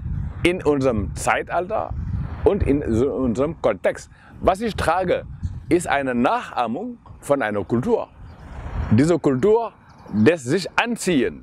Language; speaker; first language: German; non-native, fluent; Wolof